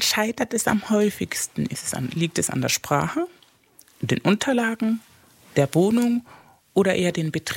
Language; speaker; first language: German; non-native, fluent; Spanish